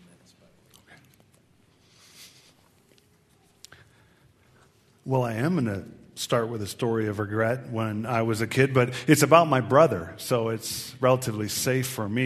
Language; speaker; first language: English; native; English